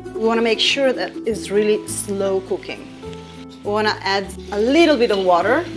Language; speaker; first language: English; non-native, fluent; Italian